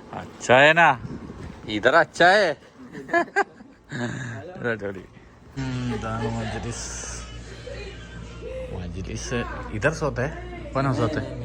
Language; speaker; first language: Hindi; non-native, local second language; Malayalam